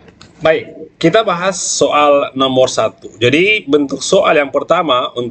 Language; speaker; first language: Indonesian; native; Indonesian